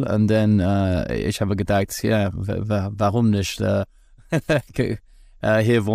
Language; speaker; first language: German; non-native, learner; English